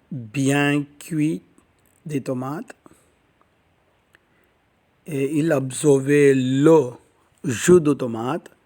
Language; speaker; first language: French; non-native, learner; Tamil